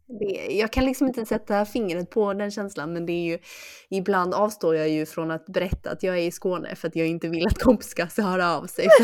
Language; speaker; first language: Swedish; early bilingual, other home language; Chinese